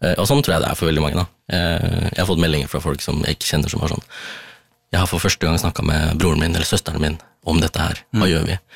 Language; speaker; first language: Norwegian; early bilingual, other home language; Tamil